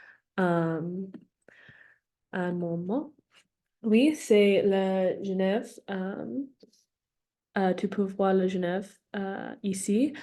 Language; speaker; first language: French; non-native, learner; English